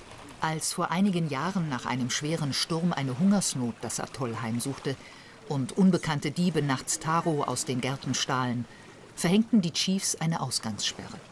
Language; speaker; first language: German; native; German